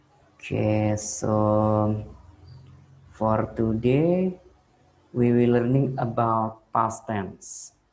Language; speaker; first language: English; non-native, fluent; Indonesian